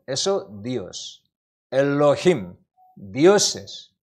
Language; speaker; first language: Spanish; non-native, learner; Korean